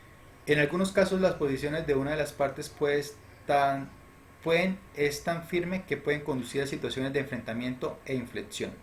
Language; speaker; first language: Spanish; native; Spanish